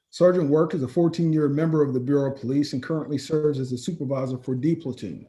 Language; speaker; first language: English; native; English